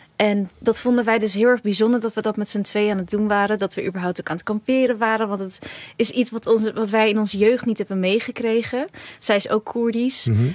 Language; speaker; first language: Dutch; early bilingual, other home language; Kurdish